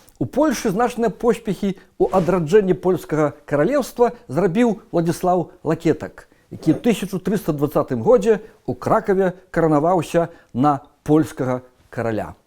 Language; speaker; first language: Belarusian; native; Belarusian